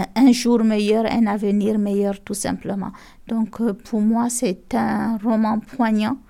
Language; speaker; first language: French; non-native, local second language; Fula